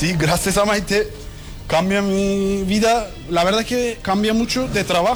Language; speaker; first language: Spanish; non-native, learner; Turkish